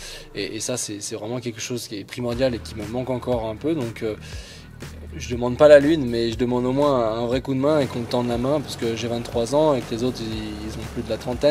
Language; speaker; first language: French; native; French